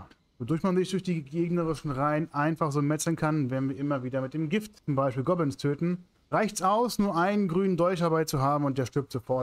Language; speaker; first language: German; native; German